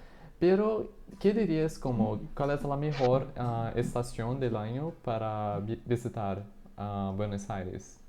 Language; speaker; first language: Spanish; non-native, fluent; Portuguese